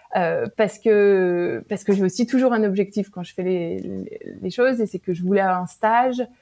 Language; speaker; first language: French; native; French